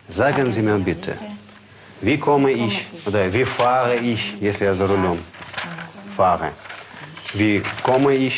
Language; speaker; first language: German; non-native, fluent; Russian